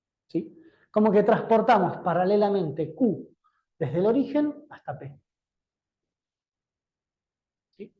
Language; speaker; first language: Spanish; native; Spanish